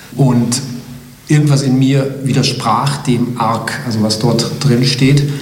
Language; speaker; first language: German; early bilingual, other home language; Slovenian